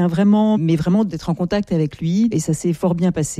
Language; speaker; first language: French; native; French